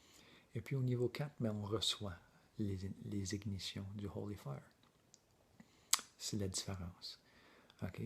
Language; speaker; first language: French; native; French